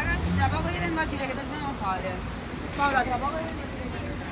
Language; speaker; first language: Italian; native; Italian